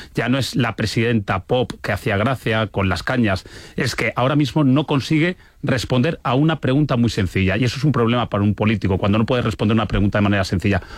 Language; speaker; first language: Spanish; native; Spanish